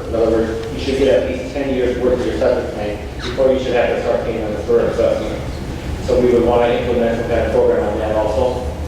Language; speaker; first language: English; native; English